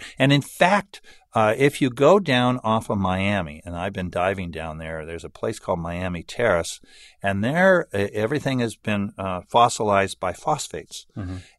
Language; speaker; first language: English; native; English